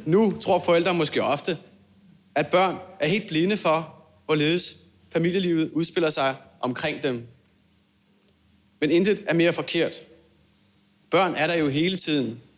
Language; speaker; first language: Danish; native; Danish